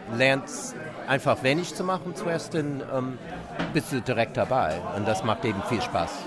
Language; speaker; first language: German; non-native, fluent; English